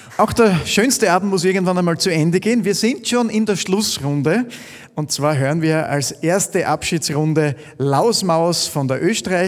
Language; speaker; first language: German; native; German